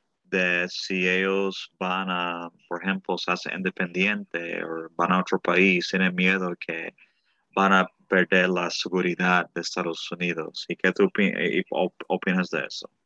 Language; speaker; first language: Spanish; early bilingual, heritage; Spanish